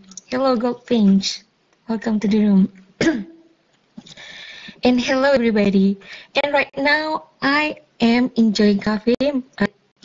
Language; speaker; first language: English; non-native, fluent; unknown